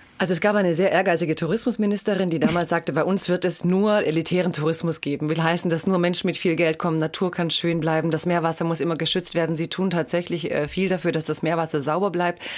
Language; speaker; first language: German; early bilingual, other home language; Croatian